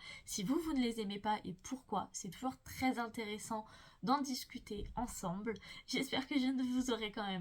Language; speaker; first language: French; native; French